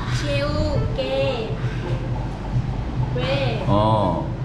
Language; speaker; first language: Korean; non-native, learner; Vietnamese